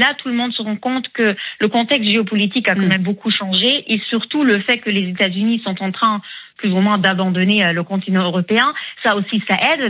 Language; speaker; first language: French; non-native, fluent; German